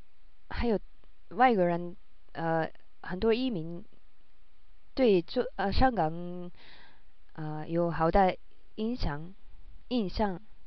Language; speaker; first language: Chinese; non-native, learner; Japanese